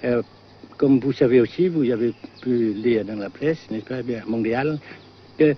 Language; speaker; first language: French; non-native, local second language; Vietnamese